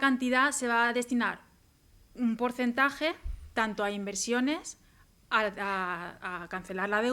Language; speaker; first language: Spanish; native; Spanish